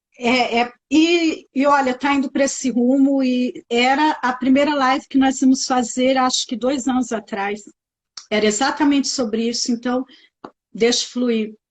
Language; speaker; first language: Portuguese; native; Portuguese